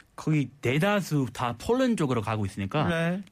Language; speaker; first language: Korean; non-native, fluent; English